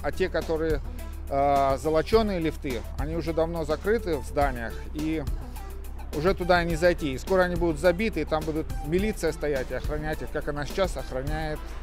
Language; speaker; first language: Russian; native; Russian